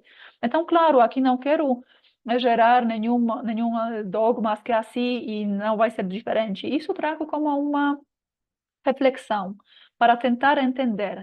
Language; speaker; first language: Portuguese; non-native, fluent; Polish